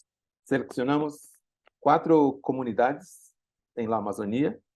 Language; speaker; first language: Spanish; non-native, learner; Portuguese